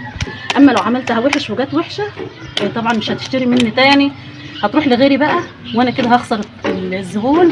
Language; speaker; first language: Arabic; native; Arabic